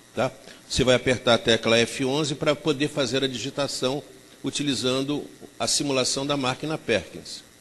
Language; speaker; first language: Portuguese; native; Portuguese